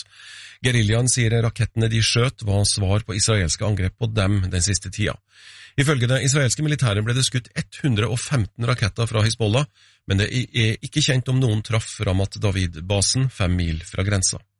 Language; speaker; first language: Norwegian; native; Norwegian